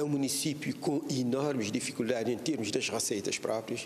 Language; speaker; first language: Portuguese; non-native, local second language; Kabuverdianu